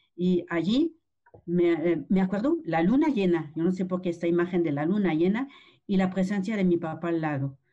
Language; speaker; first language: Spanish; non-native, fluent; French